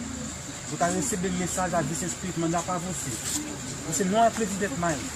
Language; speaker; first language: Portuguese; non-native, learner; Haitian Creole